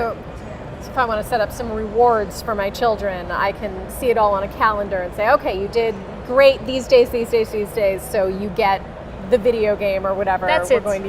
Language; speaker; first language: English; native; English